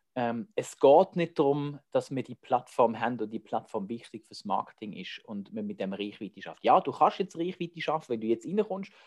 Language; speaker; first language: German; native; German